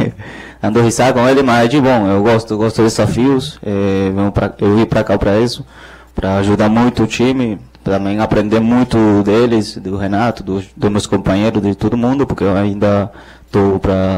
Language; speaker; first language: Portuguese; non-native, learner; Spanish